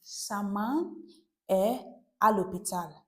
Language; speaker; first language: French; non-native, fluent; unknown